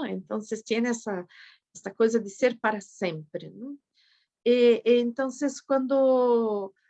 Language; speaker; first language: Spanish; non-native, fluent; Portuguese